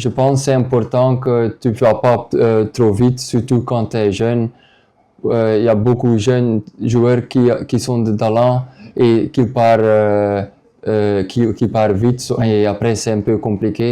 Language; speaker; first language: French; non-native, local second language; Dutch